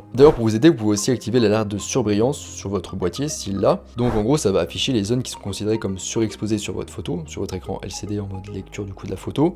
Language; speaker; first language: French; native; French